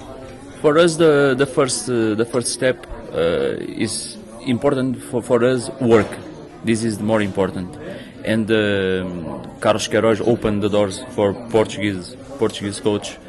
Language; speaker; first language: English; non-native, learner; Portuguese